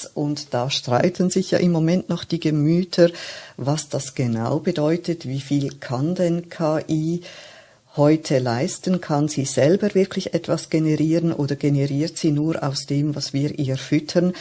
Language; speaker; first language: German; native; German